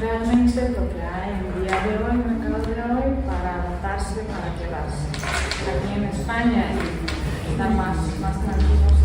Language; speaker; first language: Spanish; non-native, learner; Ukrainian